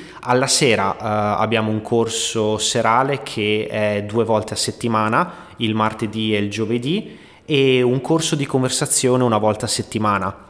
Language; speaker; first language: Italian; native; Italian